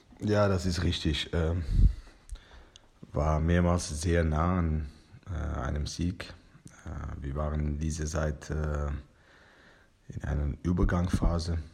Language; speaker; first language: German; non-native, fluent; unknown